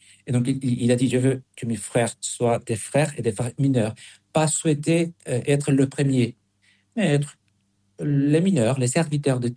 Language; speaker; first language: French; non-native, fluent; Spanish